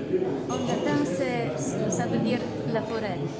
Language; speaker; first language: French; non-native, fluent; Slovenian